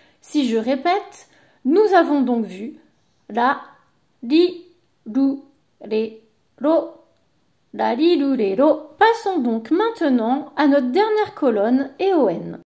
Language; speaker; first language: French; native; French